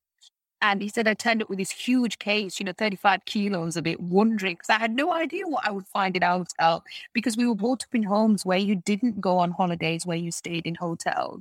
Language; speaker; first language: English; native; English